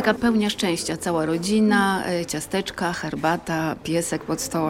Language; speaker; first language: Polish; native; Polish